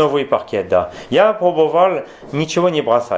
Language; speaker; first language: Russian; non-native, learner; French